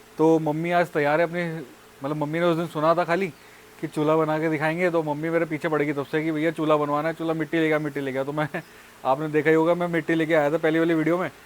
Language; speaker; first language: Hindi; native; Hindi